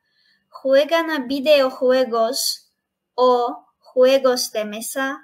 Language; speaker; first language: Spanish; non-native, fluent; Turkish